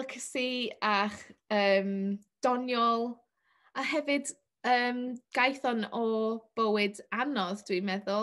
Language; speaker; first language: Welsh; non-native, learner; English